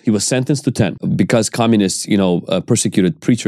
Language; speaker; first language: English; non-native, fluent; Ukrainian